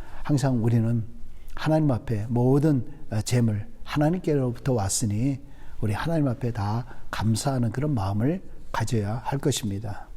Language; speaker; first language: Korean; native; Korean